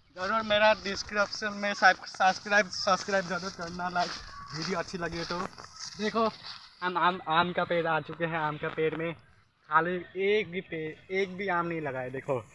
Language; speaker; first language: Hindi; native; Hindi